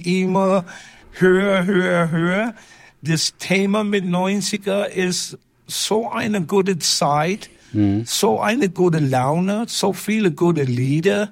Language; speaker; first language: German; non-native, learner; English